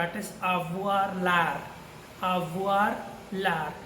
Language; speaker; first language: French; non-native, learner; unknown